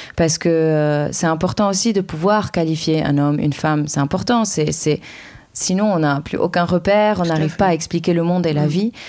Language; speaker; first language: French; native; French